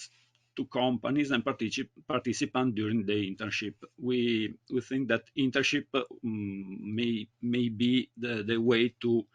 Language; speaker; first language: English; non-native, learner; Italian